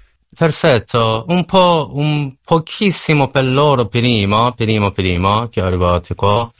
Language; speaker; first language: Italian; non-native, learner; Persian